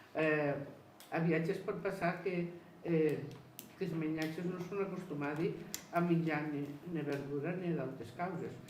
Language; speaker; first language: Catalan; non-native, local second language; Occitan